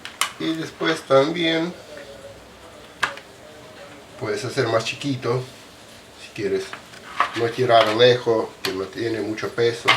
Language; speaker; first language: Spanish; non-native, fluent; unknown